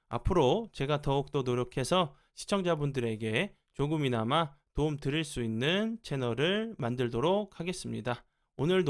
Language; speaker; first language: Korean; native; Korean